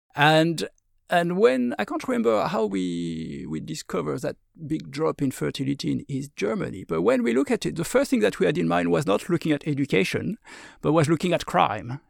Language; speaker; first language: English; non-native, fluent; French